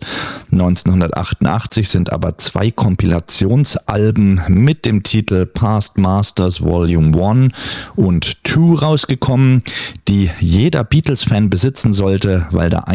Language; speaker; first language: German; native; German